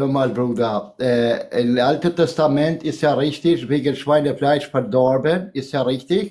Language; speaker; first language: German; non-native, fluent; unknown